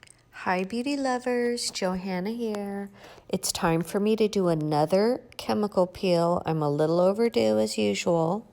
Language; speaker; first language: English; native; English